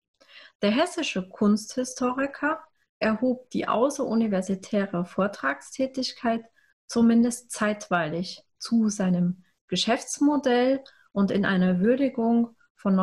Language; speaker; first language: German; native; German